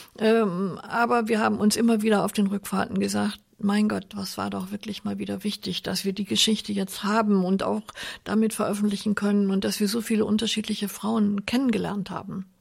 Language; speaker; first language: German; native; German